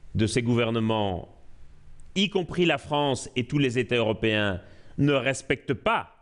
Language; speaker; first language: French; native; French